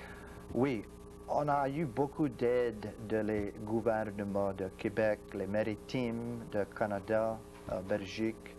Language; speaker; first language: French; non-native, local second language; English